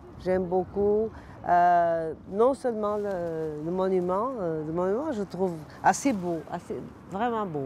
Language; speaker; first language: French; non-native, fluent; Portuguese